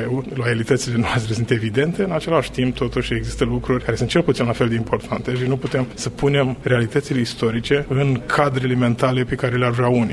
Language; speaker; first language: Romanian; native; Romanian